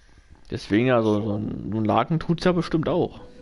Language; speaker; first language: German; native; German